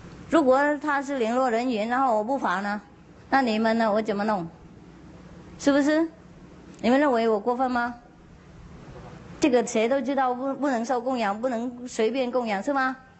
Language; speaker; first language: Chinese; non-native, fluent; Vietnamese